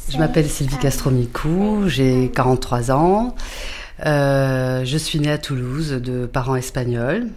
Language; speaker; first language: French; early bilingual, other home language; Spanish